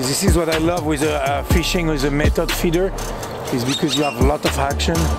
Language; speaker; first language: English; non-native, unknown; French